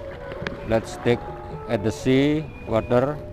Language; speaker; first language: English; non-native, learner; Indonesian